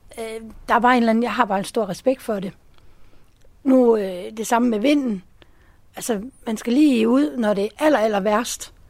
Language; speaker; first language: Danish; native; Danish